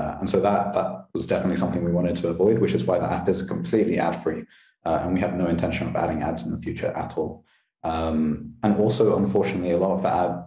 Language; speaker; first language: English; native; English